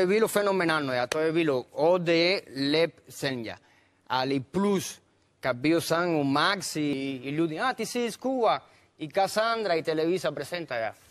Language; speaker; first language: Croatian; non-native, learner; Spanish